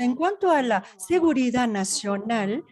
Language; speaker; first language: Spanish; non-native, fluent; Japanese